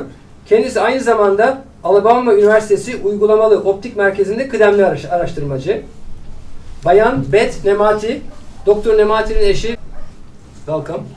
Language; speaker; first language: Turkish; native; Turkish